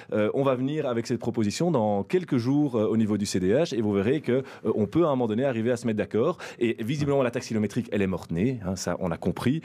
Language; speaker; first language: French; native; French